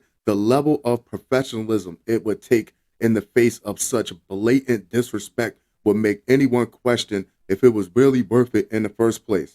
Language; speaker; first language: English; native; English